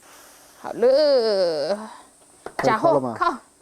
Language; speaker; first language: Chinese; native; Chinese